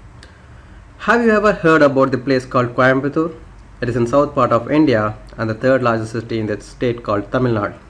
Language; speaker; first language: English; non-native, local second language; Tamil